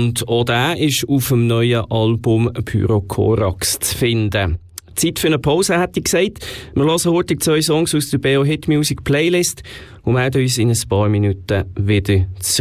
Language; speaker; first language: German; native; German